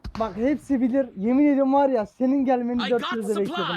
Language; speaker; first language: Turkish; native; Turkish